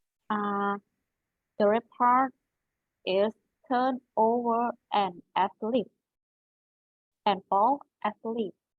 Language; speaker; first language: English; non-native, learner; Thai